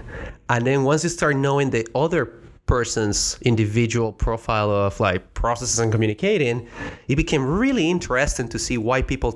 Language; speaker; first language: English; non-native, fluent; Spanish